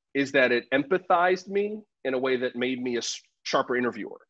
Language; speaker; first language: English; native; English